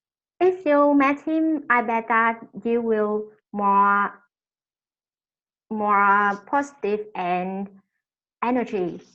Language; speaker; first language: English; non-native, learner; Vietnamese